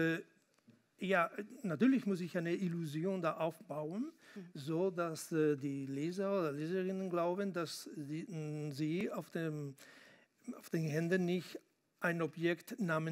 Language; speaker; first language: German; non-native, fluent; Spanish